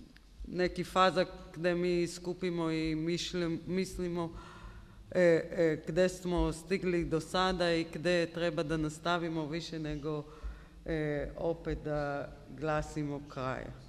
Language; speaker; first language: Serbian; non-native, learner; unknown